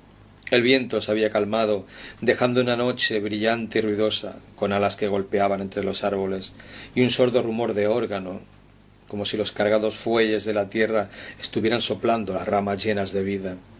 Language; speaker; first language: Spanish; native; Spanish